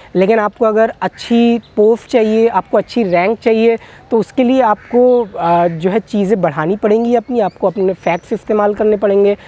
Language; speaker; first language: Hindi; native; Hindi